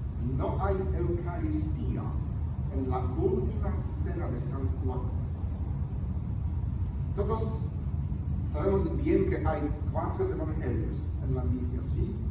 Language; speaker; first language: Spanish; non-native, fluent; Polish